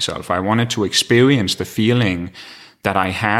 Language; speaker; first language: English; non-native, fluent; Danish